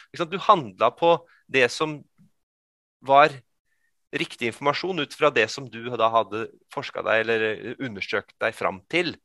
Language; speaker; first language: Norwegian; early bilingual, other home language; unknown